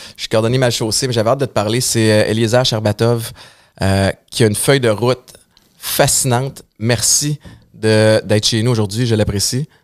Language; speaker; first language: French; native; French